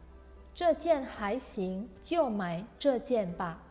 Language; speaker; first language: Chinese; non-native, fluent; Indonesian